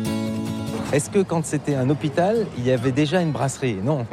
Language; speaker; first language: French; native; French